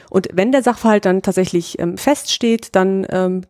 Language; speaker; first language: German; native; German